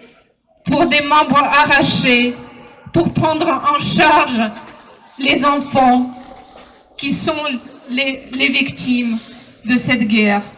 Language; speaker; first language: French; non-native, fluent; Ukrainian